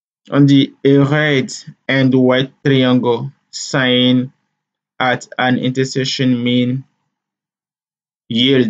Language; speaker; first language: English; non-native, learner; French